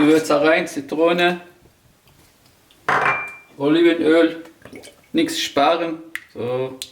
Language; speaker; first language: German; non-native, local second language; Turkish